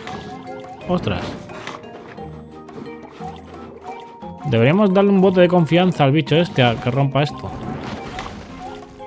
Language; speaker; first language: Spanish; native; Spanish